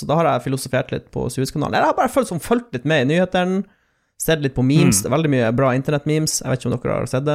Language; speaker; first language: Norwegian; native; Norwegian